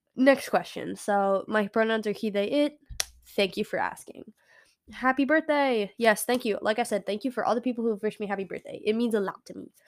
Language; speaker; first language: English; native; English